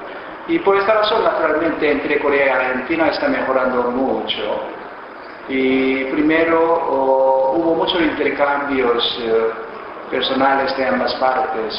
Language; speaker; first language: Spanish; non-native, fluent; Korean